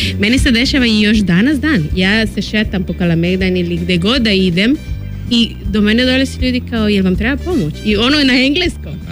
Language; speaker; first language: Serbian; non-native, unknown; Spanish